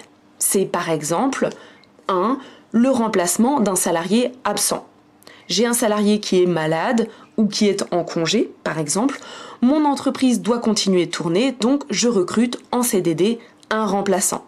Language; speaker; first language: French; native; French